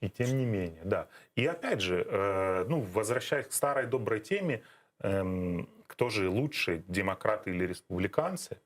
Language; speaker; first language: Russian; native; Russian